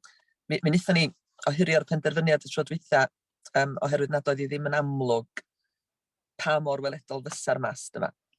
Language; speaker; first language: Welsh; native; Welsh